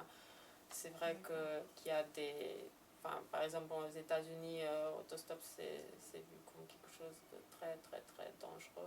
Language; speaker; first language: French; non-native, fluent; Serbian